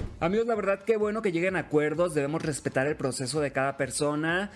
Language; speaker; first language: Spanish; native; Spanish